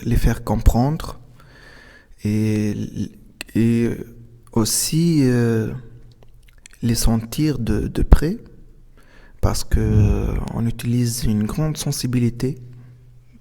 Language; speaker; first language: French; non-native, local second language; Arabic